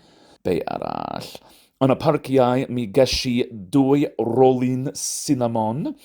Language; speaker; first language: Welsh; non-native, fluent; English